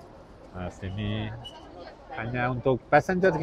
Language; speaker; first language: Indonesian; non-native, learner; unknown